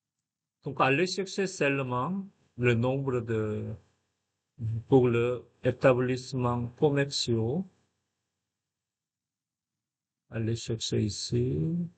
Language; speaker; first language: French; non-native, fluent; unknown